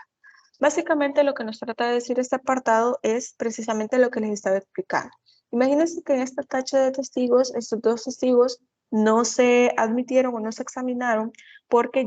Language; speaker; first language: Spanish; native; Spanish